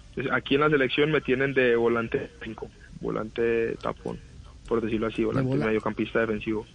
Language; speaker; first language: Spanish; native; Spanish